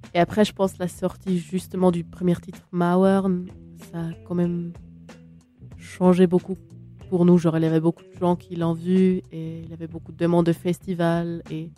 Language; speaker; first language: French; native; French